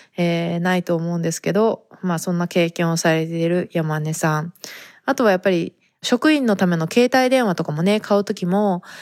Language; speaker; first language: Japanese; native; Japanese